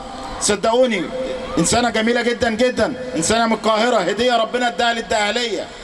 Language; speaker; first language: Arabic; native; Arabic